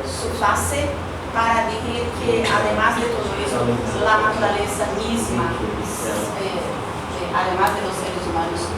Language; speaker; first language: Spanish; non-native, fluent; Portuguese